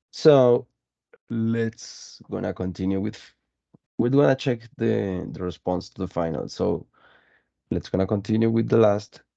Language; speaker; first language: English; non-native, fluent; Spanish